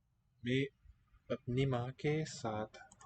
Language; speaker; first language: Hindi; non-native, learner; English